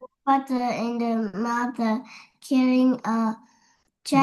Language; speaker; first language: English; non-native, learner; Vietnamese